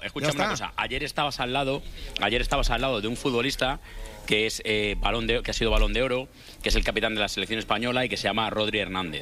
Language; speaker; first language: Spanish; native; Spanish